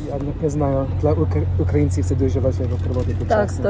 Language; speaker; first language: Ukrainian; non-native, learner; English